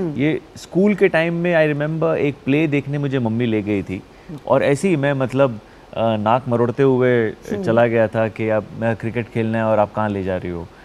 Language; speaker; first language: Hindi; non-native, local second language; Marathi